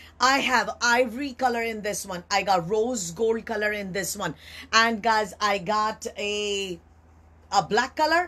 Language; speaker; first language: English; non-native, local second language; Urdu